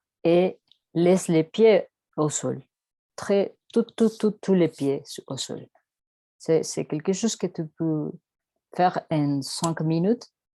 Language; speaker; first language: French; non-native, learner; Spanish